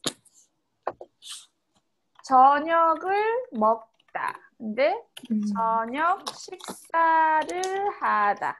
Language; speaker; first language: Korean; native; Korean